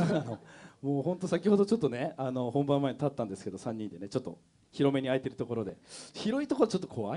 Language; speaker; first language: Japanese; native; Japanese